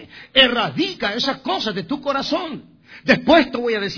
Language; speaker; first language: Spanish; native; Spanish